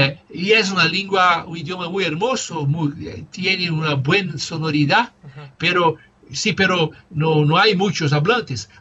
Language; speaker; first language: Spanish; non-native, fluent; Portuguese